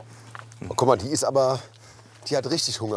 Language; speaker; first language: German; native; German